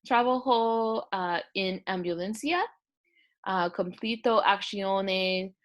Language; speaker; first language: Spanish; non-native, learner; English